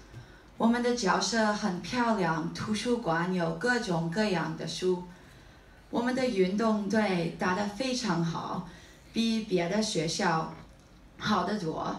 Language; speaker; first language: Chinese; non-native, learner; English